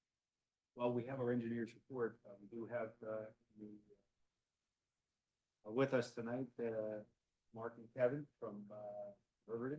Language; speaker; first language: English; native; English